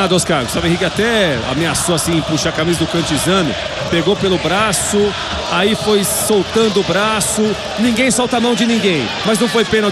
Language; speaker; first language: Portuguese; native; Portuguese